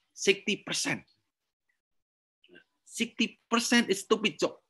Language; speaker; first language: English; non-native, learner; Indonesian